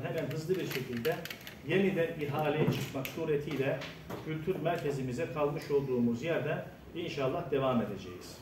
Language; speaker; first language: Turkish; native; Turkish